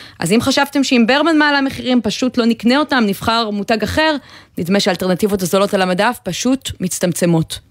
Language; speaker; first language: Hebrew; native; Hebrew